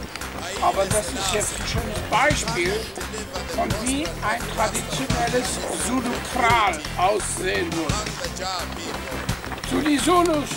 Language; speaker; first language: German; non-native, fluent; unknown